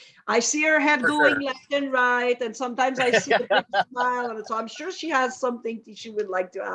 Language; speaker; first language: English; non-native, fluent; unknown